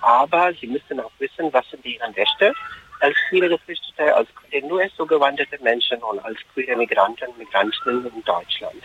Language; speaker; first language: German; non-native, fluent; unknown